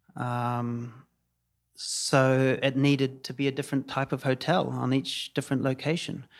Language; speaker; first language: English; native; English